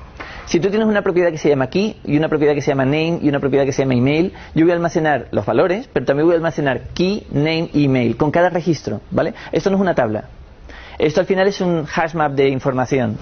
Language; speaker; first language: Spanish; native; Spanish